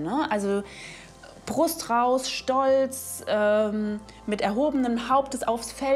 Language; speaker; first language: German; native; German